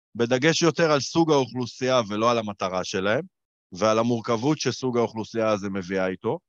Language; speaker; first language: Hebrew; native; Hebrew